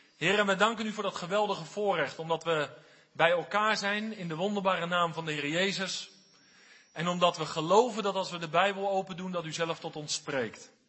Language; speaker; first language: Dutch; native; Dutch